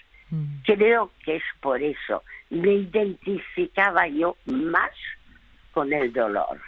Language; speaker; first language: Spanish; early bilingual, other home language; French